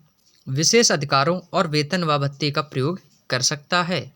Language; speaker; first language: Hindi; native; Hindi